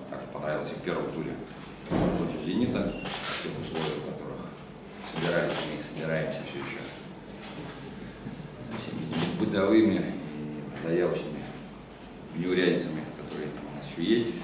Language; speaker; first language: Russian; native; Russian